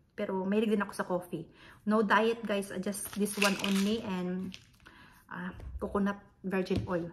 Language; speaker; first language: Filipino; non-native, local second language; Hiligaynon